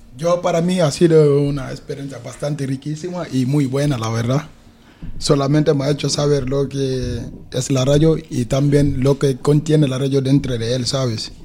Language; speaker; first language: Spanish; non-native, fluent; Wolof